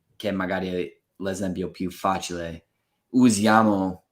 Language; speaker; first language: Italian; non-native, fluent; English